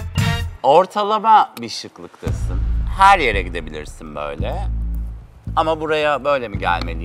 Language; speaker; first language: Turkish; native; Turkish